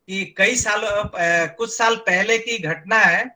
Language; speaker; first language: Hindi; non-native, local second language; Bangla